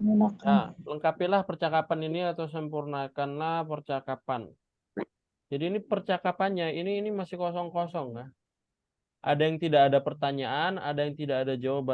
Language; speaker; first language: Indonesian; native; Indonesian